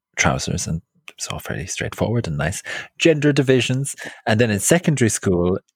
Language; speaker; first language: English; native; English